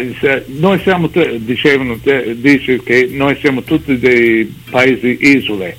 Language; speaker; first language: Italian; early bilingual, heritage; English